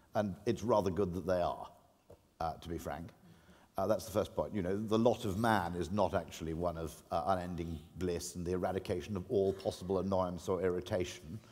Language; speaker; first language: English; native; English